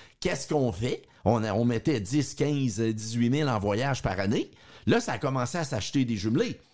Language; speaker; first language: French; native; French